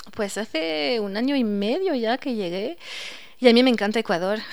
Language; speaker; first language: Spanish; non-native, fluent; French